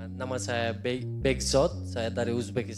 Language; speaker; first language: Indonesian; non-native, learner; Uzbek